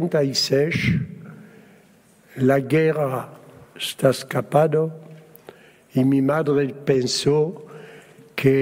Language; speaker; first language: Spanish; early bilingual, heritage; Spanish